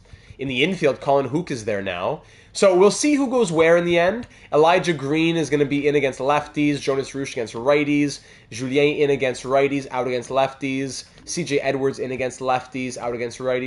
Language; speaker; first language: English; native; English